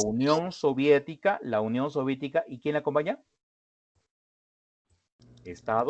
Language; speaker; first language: Spanish; native; Spanish